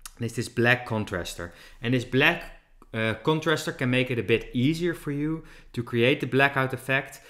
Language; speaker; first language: English; non-native, fluent; Dutch